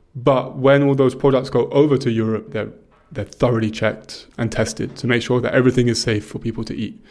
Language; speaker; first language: English; native; English